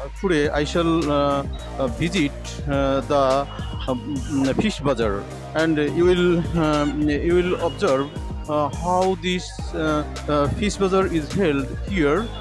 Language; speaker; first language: English; non-native, learner; Bangla